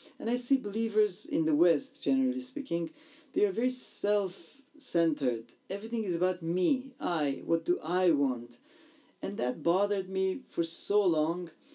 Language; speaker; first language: English; non-native, fluent; Armenian